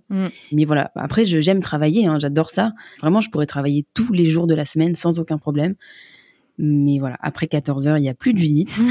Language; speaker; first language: French; native; French